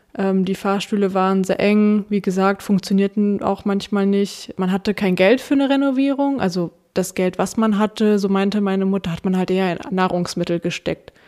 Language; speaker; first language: German; early bilingual, other home language; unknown